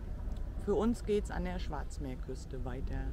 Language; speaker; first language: German; native; German